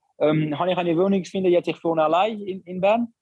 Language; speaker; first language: German; non-native, learner; Albanian